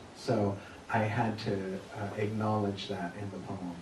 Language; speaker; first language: English; native; English